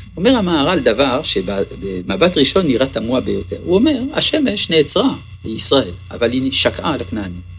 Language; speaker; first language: Hebrew; early bilingual, other home language; French